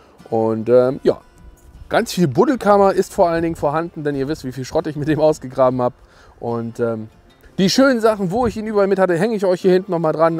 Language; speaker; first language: German; native; German